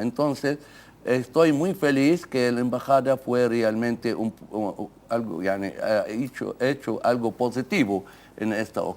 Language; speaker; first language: Spanish; non-native, fluent; Arabic